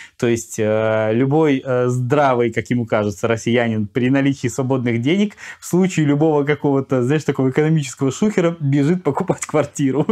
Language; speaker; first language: Russian; native; Russian